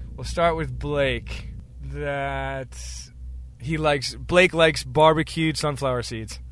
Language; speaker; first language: English; native; English